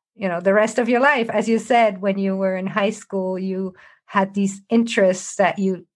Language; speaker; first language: English; non-native, fluent; German